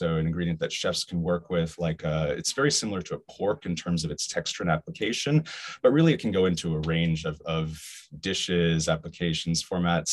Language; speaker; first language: English; native; English